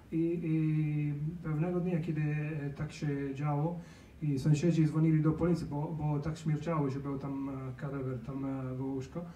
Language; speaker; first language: Polish; non-native, learner; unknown